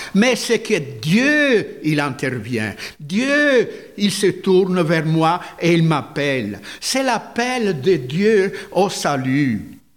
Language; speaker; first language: French; non-native, fluent; Italian